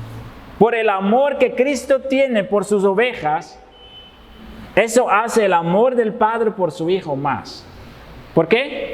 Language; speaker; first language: Spanish; non-native, fluent; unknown